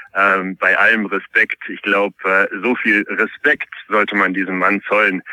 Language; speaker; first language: German; non-native, fluent; Polish